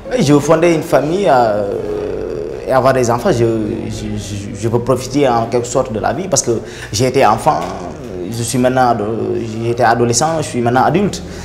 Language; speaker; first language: French; non-native, local second language; Wolof